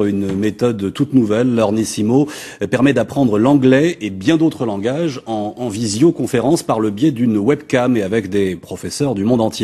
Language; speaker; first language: French; native; French